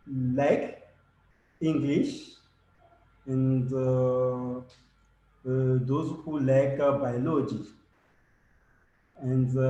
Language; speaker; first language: English; non-native, learner; French